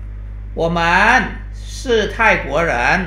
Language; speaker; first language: Chinese; non-native, fluent; Thai